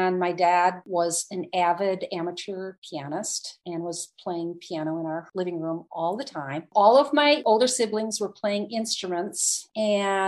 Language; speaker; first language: English; native; English